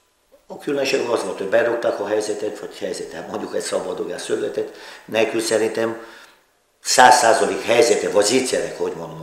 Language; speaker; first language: Hungarian; non-native, learner; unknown